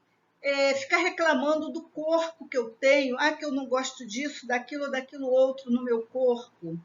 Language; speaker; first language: Portuguese; native; Portuguese